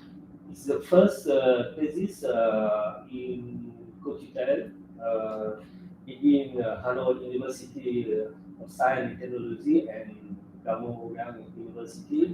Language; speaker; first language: English; non-native, fluent; French